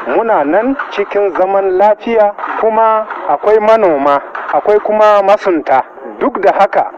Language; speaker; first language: Hausa; non-native, local second language; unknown